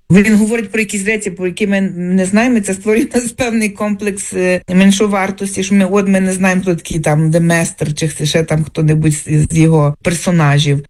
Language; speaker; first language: Ukrainian; native; Ukrainian